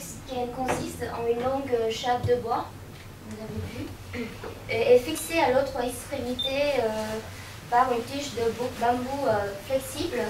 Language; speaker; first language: French; non-native, fluent; Vietnamese